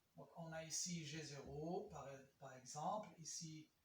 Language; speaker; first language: French; non-native, local second language; Arabic